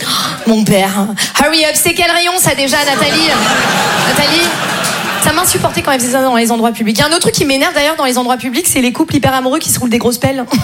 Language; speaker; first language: French; native; French